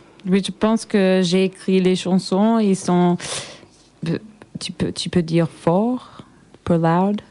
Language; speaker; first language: French; non-native, learner; English